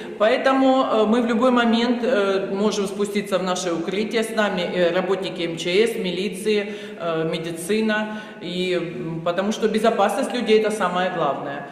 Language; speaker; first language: Russian; native; Russian